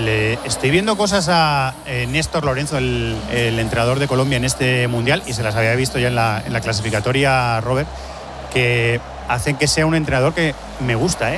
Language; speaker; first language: Spanish; native; Spanish